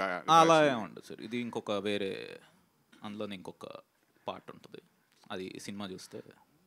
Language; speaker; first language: Telugu; native; Telugu